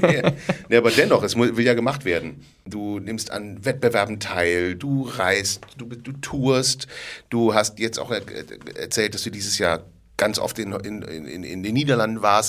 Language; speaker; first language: German; native; German